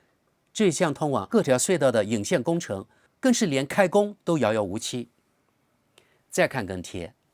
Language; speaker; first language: Chinese; native; Chinese